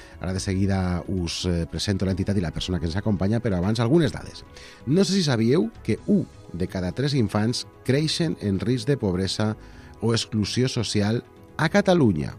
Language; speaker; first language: Catalan; native; Catalan